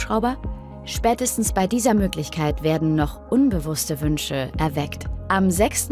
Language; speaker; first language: German; native; German